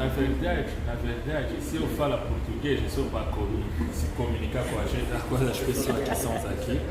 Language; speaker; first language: Portuguese; non-native, learner; Luba-Lulua